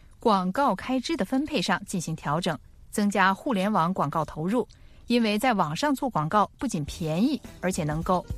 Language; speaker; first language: Chinese; native; Chinese